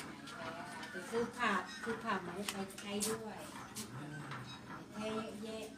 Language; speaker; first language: Thai; native; Thai